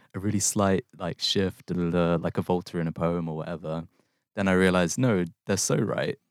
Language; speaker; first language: English; native; English